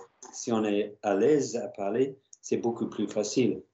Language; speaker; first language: French; non-native, fluent; English